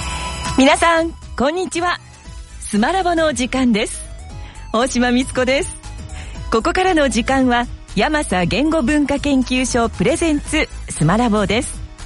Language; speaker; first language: Japanese; native; Japanese